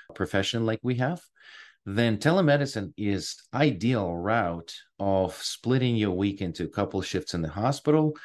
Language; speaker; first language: English; non-native, fluent; Ukrainian